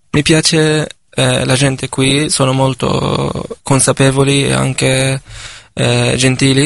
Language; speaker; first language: Italian; non-native, fluent; Arabic